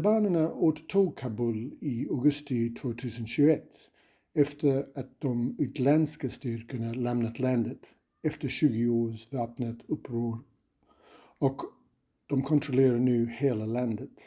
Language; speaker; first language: Swedish; non-native, fluent; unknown